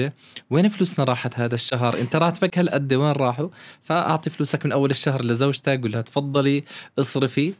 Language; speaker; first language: Arabic; native; Arabic